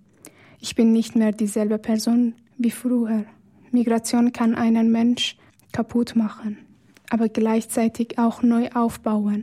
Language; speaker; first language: German; non-native, fluent; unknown